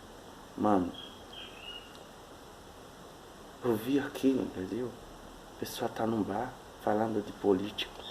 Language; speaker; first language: Portuguese; non-native, fluent; Haitian Creole